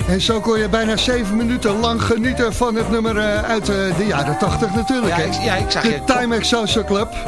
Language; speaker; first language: Dutch; native; Dutch